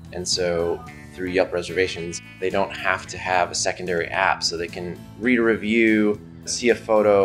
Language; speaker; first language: English; native; English